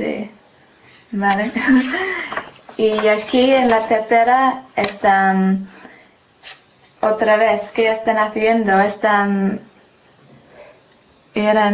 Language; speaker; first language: Spanish; non-native, learner; English